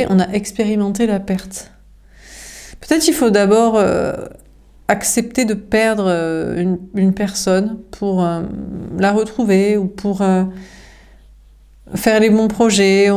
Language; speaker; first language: French; native; French